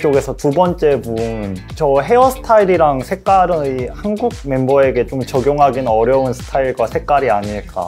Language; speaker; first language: Korean; native; Korean